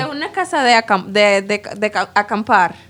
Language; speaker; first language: Spanish; non-native, learner; English